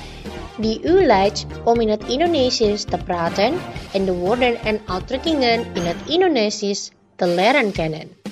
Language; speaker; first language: Dutch; non-native, learner; Indonesian